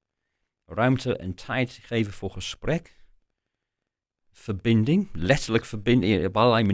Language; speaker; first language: Dutch; non-native, fluent; English